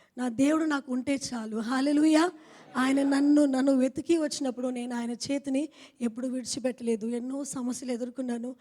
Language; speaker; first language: Telugu; non-native, fluent; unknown